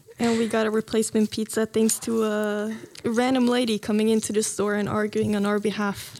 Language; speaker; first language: English; non-native, fluent; Norwegian